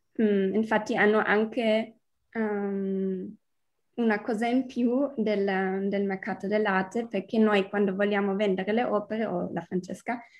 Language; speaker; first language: Italian; non-native, fluent; German